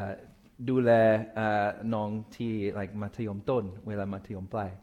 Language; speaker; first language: Thai; non-native, fluent; English